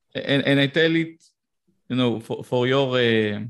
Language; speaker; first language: English; non-native, learner; Hebrew